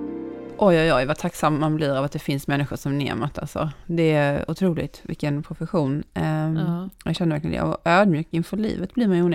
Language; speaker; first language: Swedish; native; Swedish